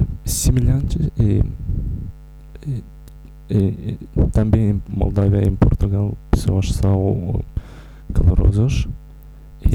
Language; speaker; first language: Portuguese; non-native, learner; Romanian